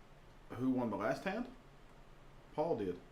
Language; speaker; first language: English; native; English